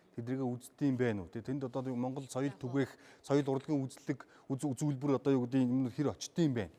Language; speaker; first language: Mongolian; native; Mongolian